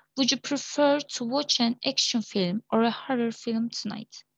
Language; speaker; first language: English; non-native, fluent; Turkish